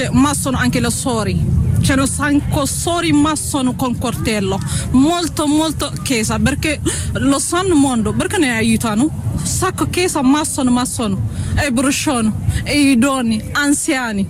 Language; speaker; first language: Italian; non-native, learner; Tigrinya